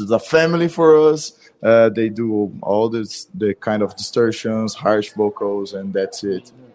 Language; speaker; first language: English; non-native, learner; Portuguese